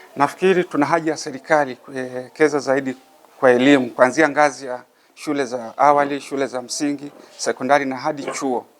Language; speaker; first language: Swahili; native; Swahili